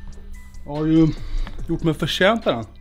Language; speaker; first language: Swedish; native; Swedish